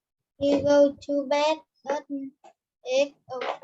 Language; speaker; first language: English; non-native, learner; Vietnamese